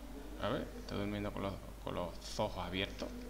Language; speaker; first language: Spanish; native; Spanish